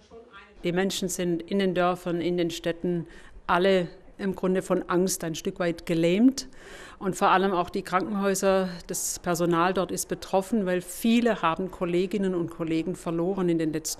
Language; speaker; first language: German; native; German